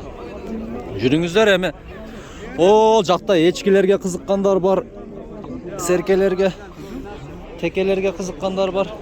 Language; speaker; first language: Kyrgyz; non-native, local second language; Uzbek